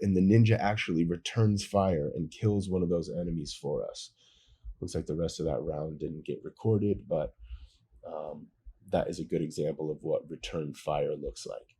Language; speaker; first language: English; native; English